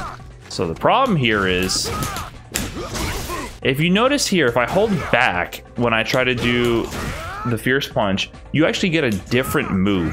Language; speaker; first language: English; native; English